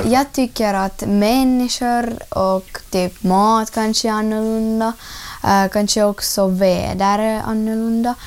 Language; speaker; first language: Swedish; non-native, learner; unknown